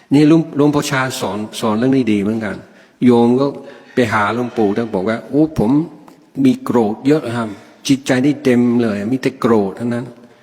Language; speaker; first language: Thai; non-native, fluent; English